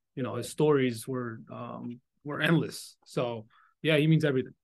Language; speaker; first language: English; early bilingual, other home language; Italian